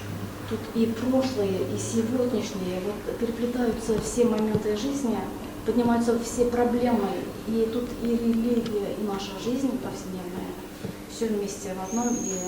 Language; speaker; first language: Russian; native; Russian